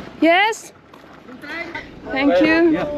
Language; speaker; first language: English; non-native, learner; Turkmen